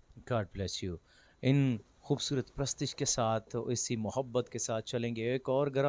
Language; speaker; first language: Hindi; non-native, local second language; Punjabi